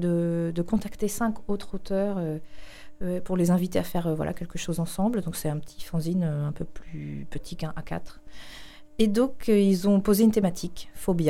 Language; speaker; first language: French; native; French